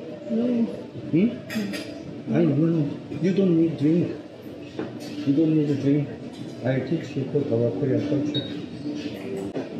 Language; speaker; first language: English; non-native, learner; Korean